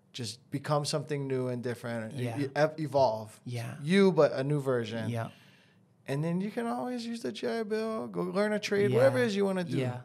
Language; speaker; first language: English; native; English